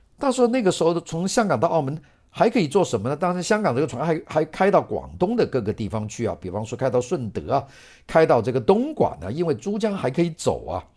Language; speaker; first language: Chinese; non-native, local second language; Cantonese